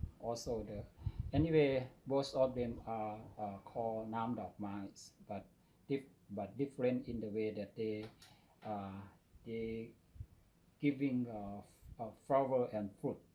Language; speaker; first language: English; non-native, learner; Thai